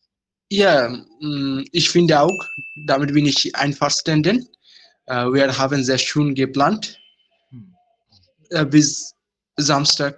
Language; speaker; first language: German; non-native, learner; Bangla